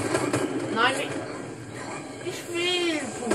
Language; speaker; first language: German; non-native, learner; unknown